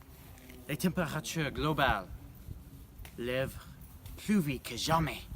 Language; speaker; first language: French; non-native, learner; English